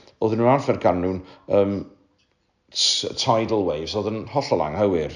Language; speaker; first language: Welsh; native; Welsh